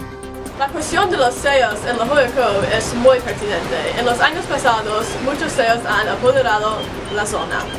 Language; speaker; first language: Spanish; non-native, learner; English